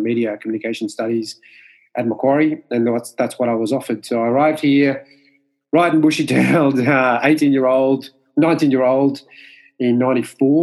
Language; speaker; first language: English; non-native, fluent; Morisyen